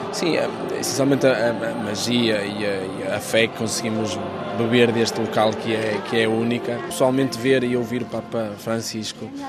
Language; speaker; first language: Portuguese; native; Portuguese